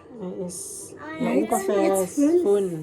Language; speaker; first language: German; non-native, learner; Thai